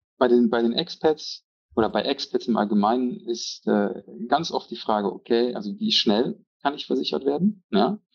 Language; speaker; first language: German; native; German